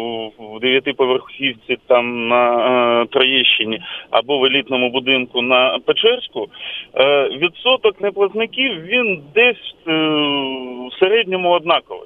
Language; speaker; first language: Ukrainian; native; Ukrainian